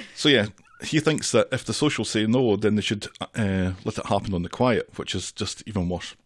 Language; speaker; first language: English; native; English